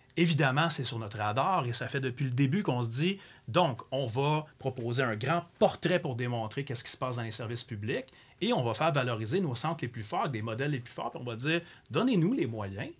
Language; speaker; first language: French; native; French